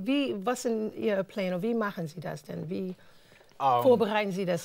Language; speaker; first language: German; non-native, fluent; English